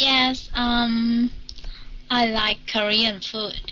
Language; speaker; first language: English; non-native, learner; Vietnamese